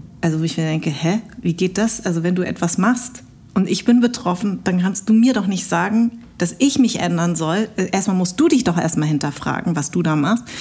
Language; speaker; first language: German; early bilingual, other home language; Vietnamese